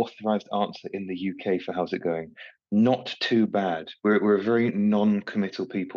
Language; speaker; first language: English; native; English